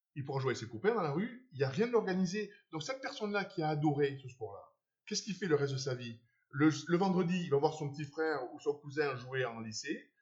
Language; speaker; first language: French; native; French